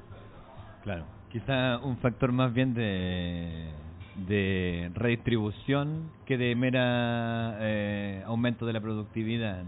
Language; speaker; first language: Spanish; native; Spanish